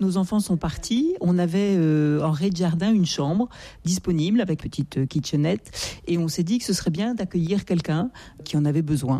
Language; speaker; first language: French; native; French